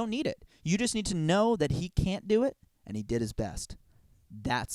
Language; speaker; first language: English; native; English